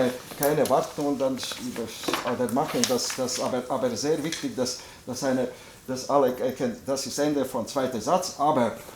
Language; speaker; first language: German; non-native, learner; Latvian